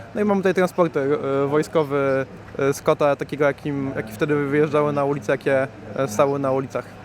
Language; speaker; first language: Polish; native; Polish